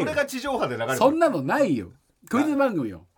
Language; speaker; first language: Japanese; native; Japanese